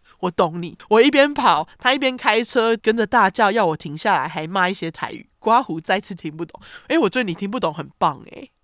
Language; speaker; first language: Chinese; native; Chinese